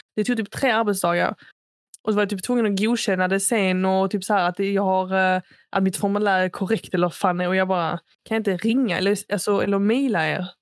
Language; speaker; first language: Swedish; native; Swedish